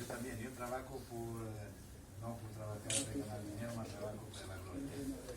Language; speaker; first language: Spanish; non-native, fluent; Italian